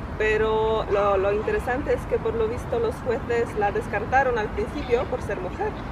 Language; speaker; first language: Spanish; non-native, fluent; Polish